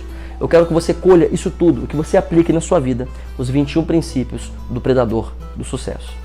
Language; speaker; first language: Portuguese; native; Portuguese